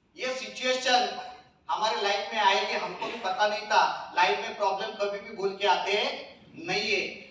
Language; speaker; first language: Hindi; non-native, local second language; Marathi